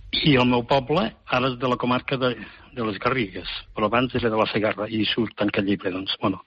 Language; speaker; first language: Catalan; native; Catalan